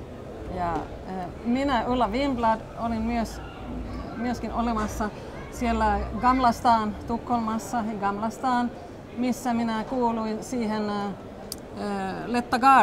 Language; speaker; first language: Finnish; non-native, local second language; Swedish